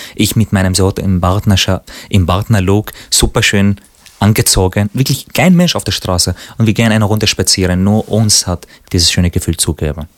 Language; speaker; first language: German; non-native, fluent; Arabic